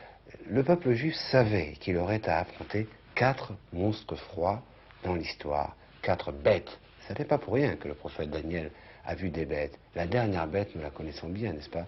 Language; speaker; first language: French; native; French